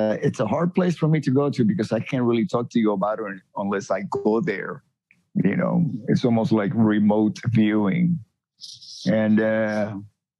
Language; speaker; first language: English; native; English